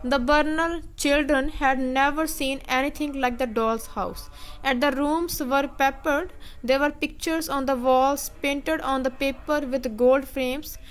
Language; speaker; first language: English; non-native, local second language; Punjabi